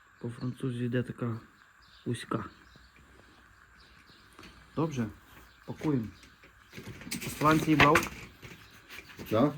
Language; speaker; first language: Polish; non-native, learner; Ukrainian